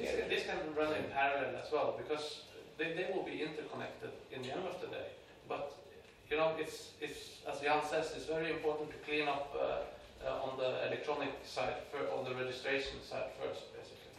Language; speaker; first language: English; non-native, fluent; Norwegian